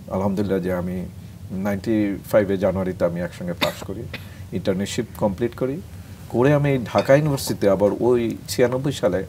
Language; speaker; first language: Bangla; native; Bangla